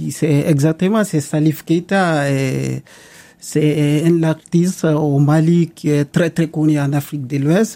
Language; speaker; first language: French; non-native, local second language; Bambara